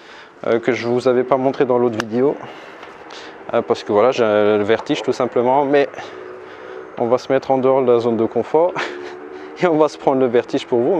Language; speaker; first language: French; native; French